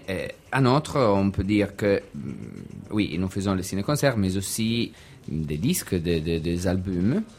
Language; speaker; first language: French; non-native, learner; Italian